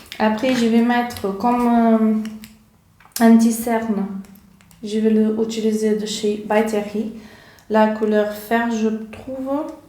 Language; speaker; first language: French; non-native, learner; Portuguese